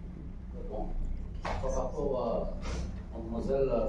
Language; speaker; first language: French; non-native, local second language; Arabic